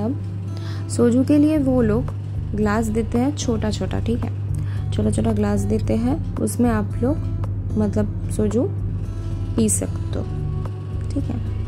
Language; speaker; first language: Hindi; non-native, local second language; Bangla